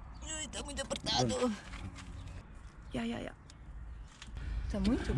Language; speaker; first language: Portuguese; non-native, learner; Dutch